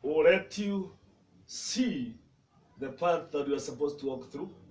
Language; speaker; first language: English; non-native, local second language; Swahili